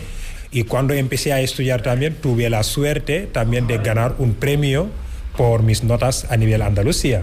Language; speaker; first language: Spanish; non-native, fluent; Wolof